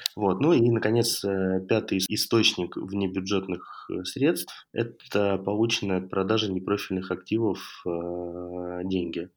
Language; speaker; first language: Russian; native; Russian